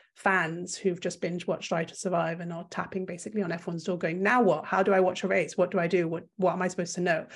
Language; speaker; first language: English; non-native, fluent; French